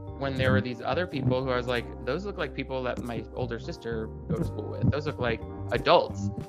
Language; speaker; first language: English; native; English